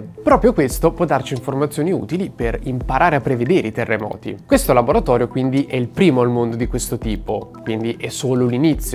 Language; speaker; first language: Italian; native; Italian